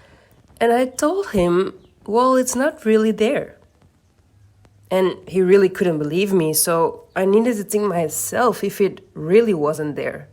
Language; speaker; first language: English; non-native, fluent; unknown